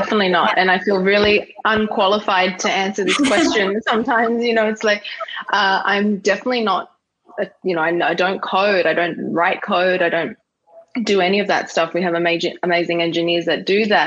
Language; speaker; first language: English; native; English